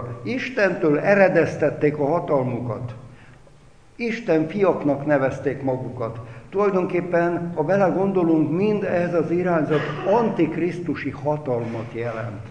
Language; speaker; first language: Hungarian; native; Hungarian